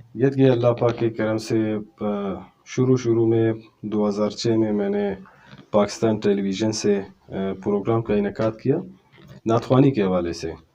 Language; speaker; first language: Urdu; non-native, local second language; Brahui